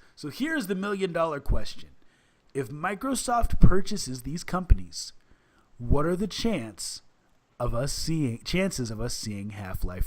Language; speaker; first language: English; native; English